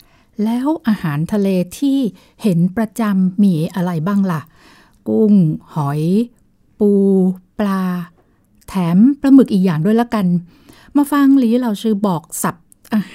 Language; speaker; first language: Thai; native; Thai